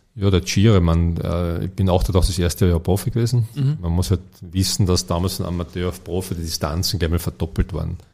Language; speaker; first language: German; native; German